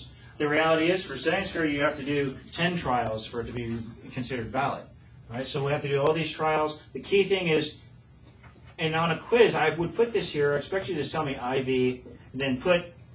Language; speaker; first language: English; native; English